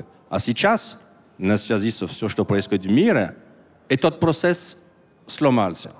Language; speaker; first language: Russian; non-native, learner; French